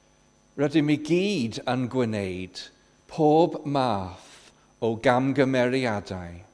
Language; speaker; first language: Welsh; non-native, fluent; English